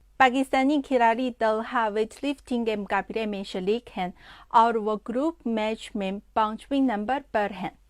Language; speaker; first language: Urdu; non-native, fluent; Chinese